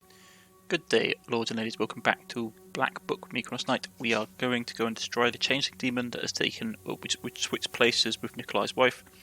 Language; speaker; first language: English; native; English